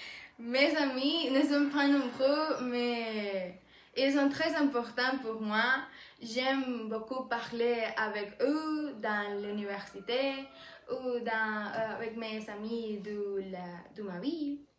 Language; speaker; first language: French; non-native, learner; Spanish